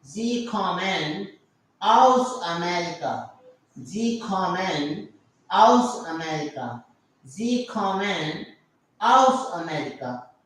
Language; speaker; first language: German; non-native, learner; Hindi